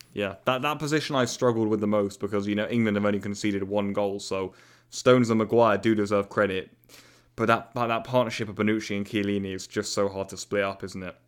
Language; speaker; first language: English; native; English